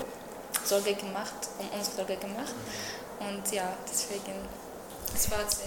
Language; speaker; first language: German; non-native, learner; Arabic